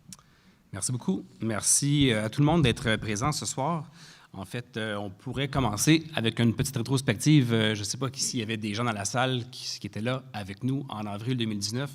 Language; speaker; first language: French; native; French